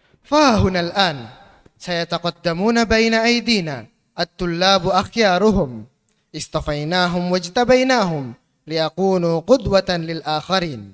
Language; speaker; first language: Arabic; non-native, fluent; Indonesian